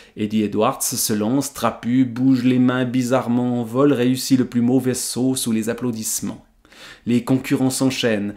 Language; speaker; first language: French; native; French